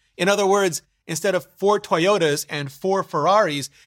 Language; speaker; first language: English; native; English